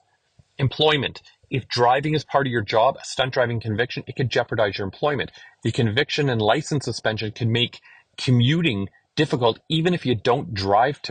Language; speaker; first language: English; native; English